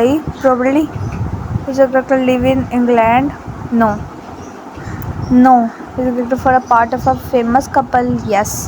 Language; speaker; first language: English; non-native, learner; Urdu